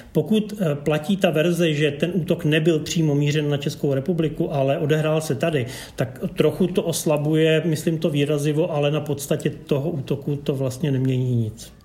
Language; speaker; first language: Czech; native; Czech